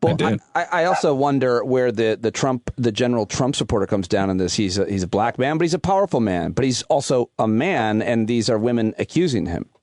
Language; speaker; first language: English; native; English